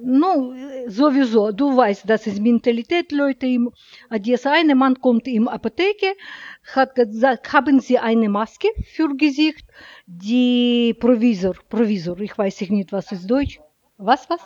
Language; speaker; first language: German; non-native, learner; Russian